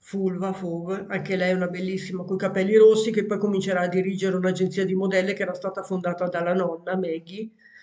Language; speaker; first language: Italian; native; Italian